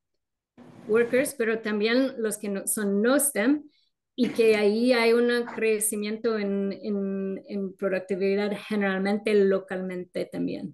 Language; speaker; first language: Spanish; non-native, fluent; English